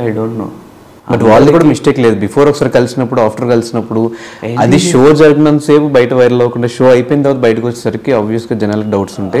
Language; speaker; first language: Telugu; native; Telugu